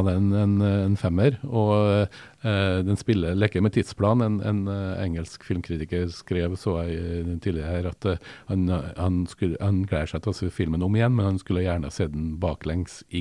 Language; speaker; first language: Norwegian; native; Norwegian